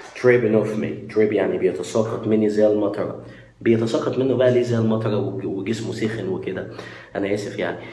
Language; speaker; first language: Arabic; native; Arabic